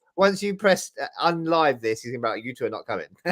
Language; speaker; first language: English; native; English